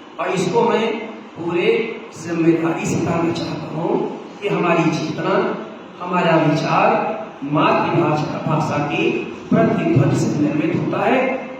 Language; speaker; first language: Hindi; non-native, local second language; Bhojpuri